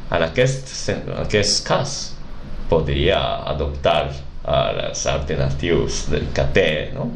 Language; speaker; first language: Catalan; non-native, fluent; Japanese